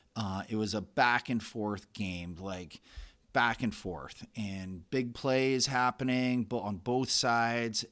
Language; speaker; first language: English; native; English